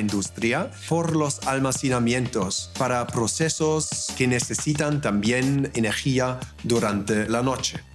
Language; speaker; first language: Spanish; non-native, fluent; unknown